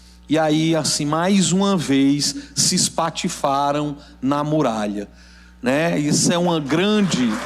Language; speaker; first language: Portuguese; native; Portuguese